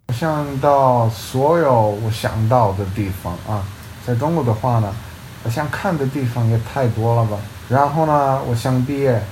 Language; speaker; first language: Chinese; non-native, fluent; Serbian